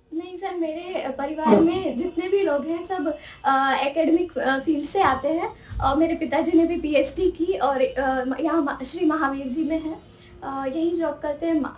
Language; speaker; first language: Hindi; native; Hindi